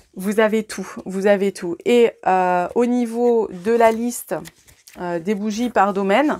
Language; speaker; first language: French; native; French